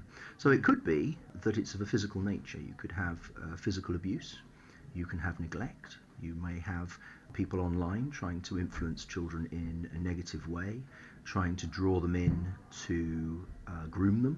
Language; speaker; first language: English; native; English